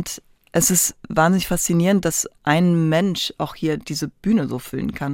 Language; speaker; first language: German; native; German